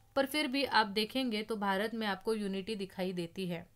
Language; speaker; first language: Hindi; non-native, local second language; Marathi